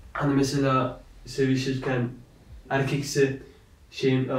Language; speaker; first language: Turkish; early bilingual, heritage; Turkish